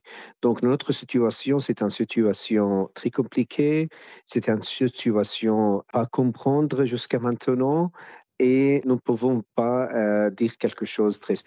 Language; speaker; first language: French; non-native, local second language; Arabic